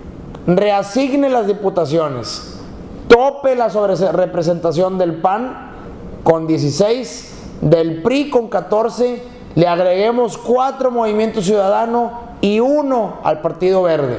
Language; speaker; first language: Spanish; native; Spanish